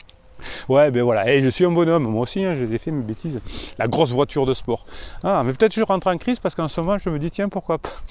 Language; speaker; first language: French; native; French